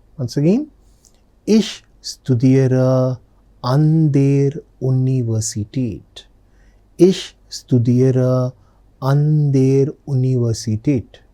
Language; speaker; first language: German; non-native, fluent; Telugu